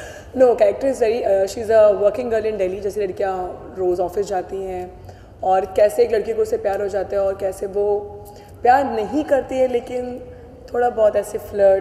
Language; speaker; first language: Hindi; native; Hindi